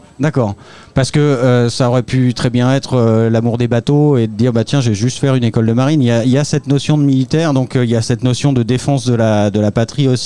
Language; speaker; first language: French; native; French